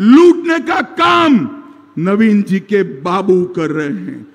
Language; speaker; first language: Hindi; non-native, local second language; Gujarati